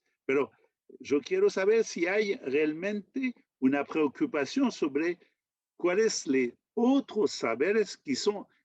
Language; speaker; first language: Spanish; non-native, fluent; French